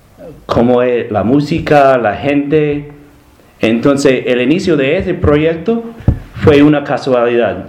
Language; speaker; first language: Spanish; non-native, learner; English